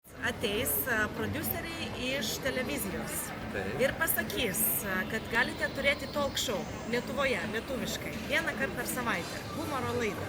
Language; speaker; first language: Lithuanian; native; Lithuanian